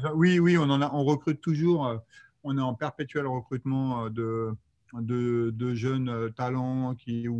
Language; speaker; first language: French; native; French